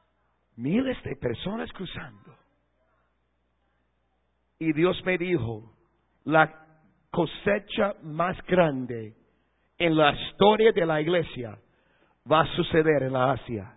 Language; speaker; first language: Spanish; non-native, fluent; English